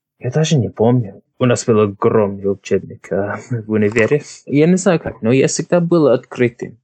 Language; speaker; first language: Russian; non-native, fluent; English